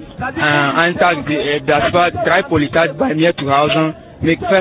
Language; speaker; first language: German; non-native, learner; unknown